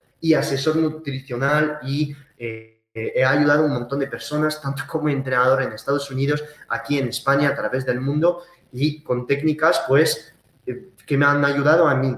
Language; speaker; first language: Spanish; early bilingual, heritage; Spanish